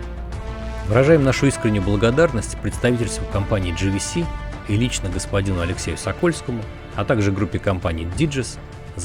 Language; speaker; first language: Russian; native; Russian